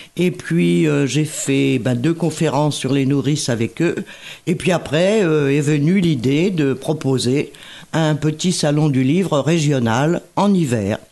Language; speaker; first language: French; native; French